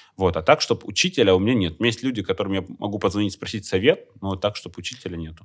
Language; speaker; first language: Russian; native; Russian